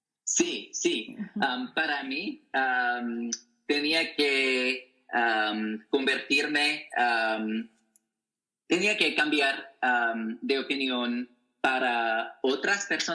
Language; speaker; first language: Spanish; non-native, learner; English